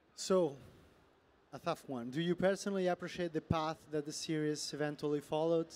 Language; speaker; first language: English; non-native, fluent; Italian